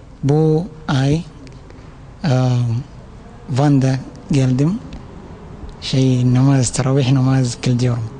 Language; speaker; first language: Turkish; non-native, learner; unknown